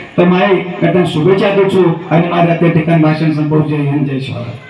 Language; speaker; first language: Marathi; non-native, local second language; Lambadi